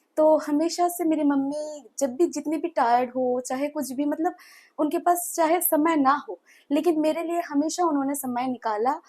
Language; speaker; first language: Hindi; non-native, local second language; Bangla